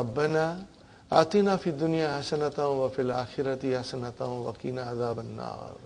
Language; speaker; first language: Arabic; non-native, fluent; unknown